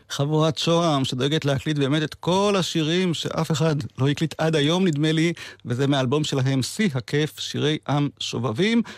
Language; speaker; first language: Hebrew; native; Hebrew